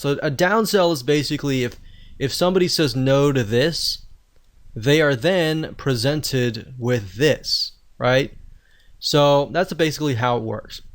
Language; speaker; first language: English; native; English